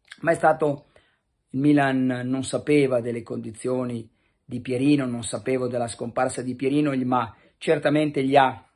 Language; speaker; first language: Italian; native; Italian